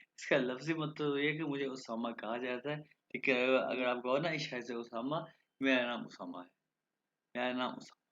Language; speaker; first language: Urdu; non-native, local second language; Punjabi